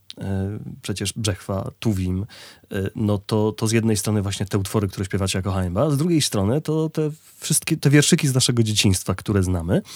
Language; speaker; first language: Polish; native; Polish